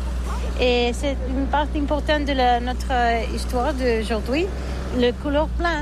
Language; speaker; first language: French; non-native, learner; Catalan